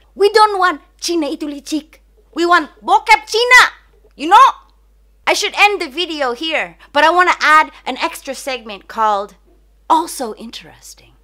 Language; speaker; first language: English; native; English